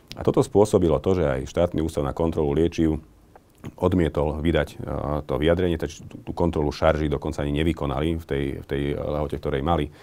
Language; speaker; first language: Slovak; non-native, local second language; Hungarian